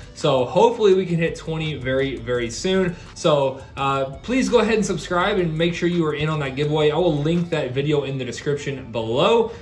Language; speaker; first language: English; native; English